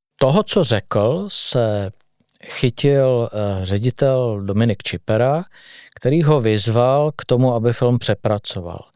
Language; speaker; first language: Czech; native; Czech